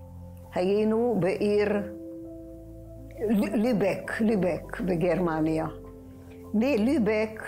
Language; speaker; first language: Hebrew; non-native, fluent; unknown